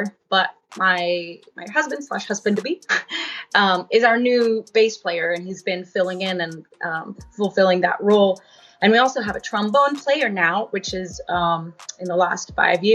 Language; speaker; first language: English; non-native, fluent; French